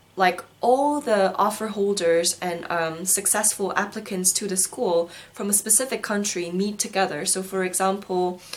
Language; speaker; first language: English; non-native, fluent; Korean